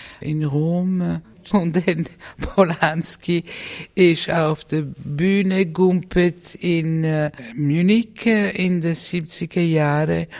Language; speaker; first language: German; non-native, fluent; Italian